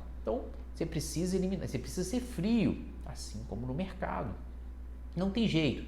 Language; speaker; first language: Portuguese; native; Portuguese